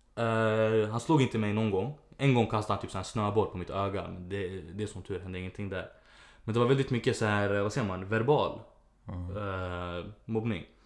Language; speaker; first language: Swedish; early bilingual, other home language; Arabic